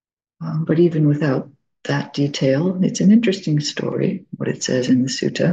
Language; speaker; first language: English; native; English